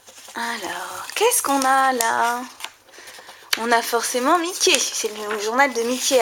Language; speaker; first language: French; native; French